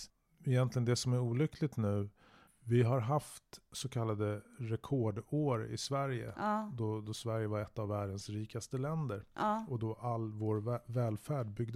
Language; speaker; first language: Swedish; native; Swedish